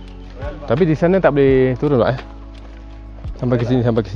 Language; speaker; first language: Malay; native; Malay